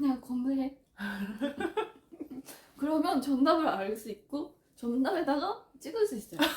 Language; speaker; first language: Korean; non-native, fluent; Japanese